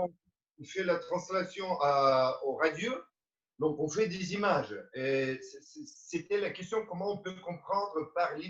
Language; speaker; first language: French; non-native, fluent; Romanian